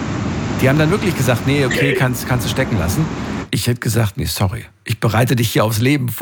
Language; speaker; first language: German; native; German